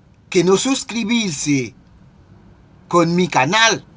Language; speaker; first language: Spanish; non-native, local second language; Haitian Creole